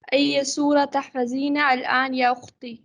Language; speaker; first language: Arabic; non-native, learner; Urdu